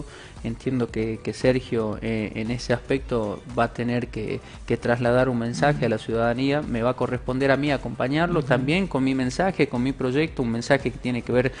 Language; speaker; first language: Spanish; native; Spanish